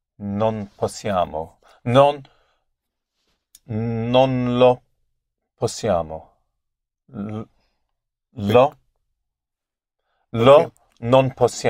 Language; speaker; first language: Italian; non-native, learner; English